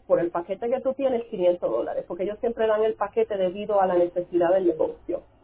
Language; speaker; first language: Spanish; early bilingual, heritage; Spanish